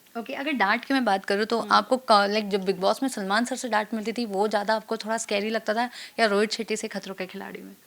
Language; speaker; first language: Hindi; native; Hindi